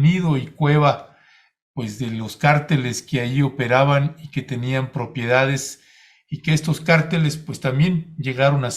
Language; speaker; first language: Spanish; native; Spanish